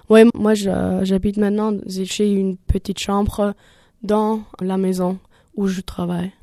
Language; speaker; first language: French; non-native, learner; German